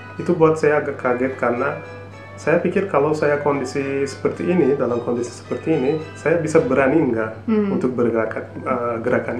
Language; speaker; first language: Indonesian; non-native, fluent; Turkish